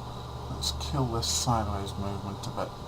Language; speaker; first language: English; native; English